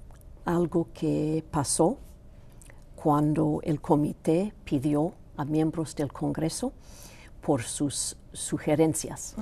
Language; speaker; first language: Spanish; non-native, local second language; Greek